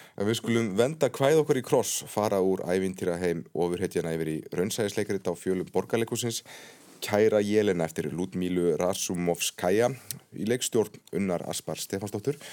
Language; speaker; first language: Icelandic; native; Icelandic